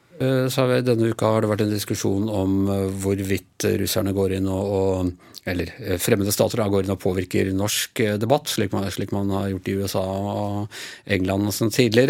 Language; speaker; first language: Norwegian; native; Norwegian